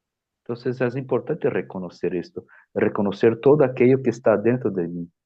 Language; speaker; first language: Spanish; non-native, fluent; Portuguese